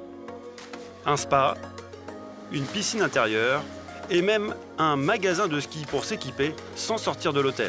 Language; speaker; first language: French; native; French